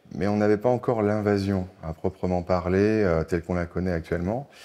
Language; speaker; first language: French; native; French